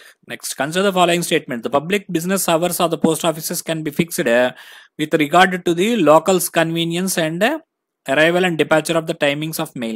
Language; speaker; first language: English; non-native, local second language; Telugu